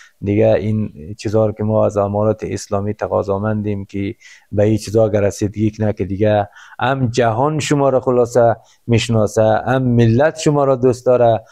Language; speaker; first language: Persian; native; Persian